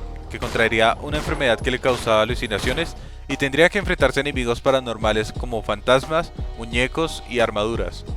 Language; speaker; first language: Spanish; native; Spanish